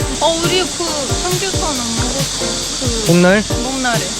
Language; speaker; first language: Korean; non-native, learner; Russian